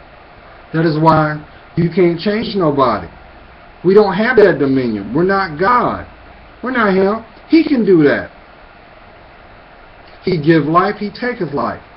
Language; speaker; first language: English; native; English